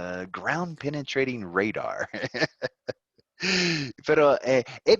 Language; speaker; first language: Spanish; non-native, learner; English